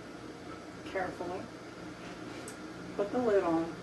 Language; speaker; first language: English; native; English